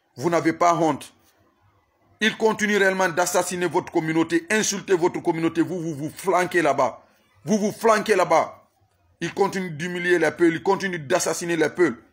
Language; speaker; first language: French; non-native, local second language; Susu